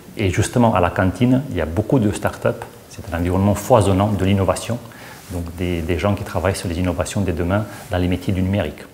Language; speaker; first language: French; non-native, fluent; Romanian